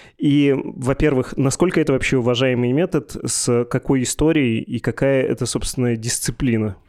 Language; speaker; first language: Russian; native; Russian